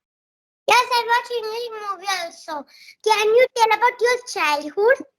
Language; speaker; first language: English; non-native, learner; Marathi